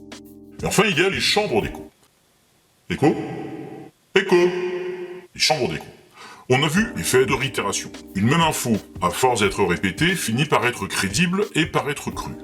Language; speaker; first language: French; native; French